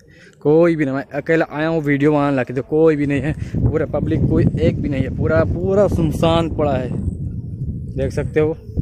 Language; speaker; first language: Hindi; non-native, local second language; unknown